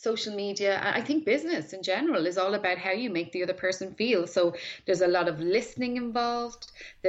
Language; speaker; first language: English; native; English